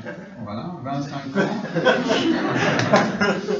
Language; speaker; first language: French; non-native, fluent; English